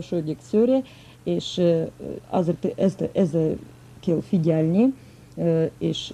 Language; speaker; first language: Hungarian; non-native, fluent; Russian